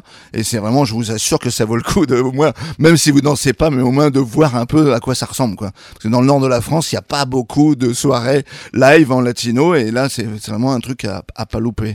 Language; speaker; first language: French; native; French